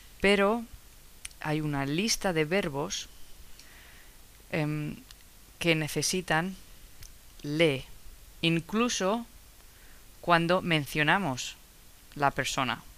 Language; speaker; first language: Spanish; non-native, fluent; English